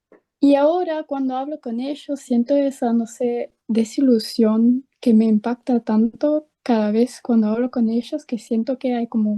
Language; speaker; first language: Spanish; non-native, fluent; German